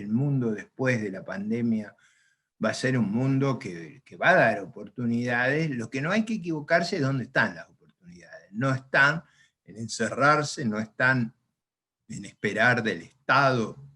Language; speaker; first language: Spanish; native; Spanish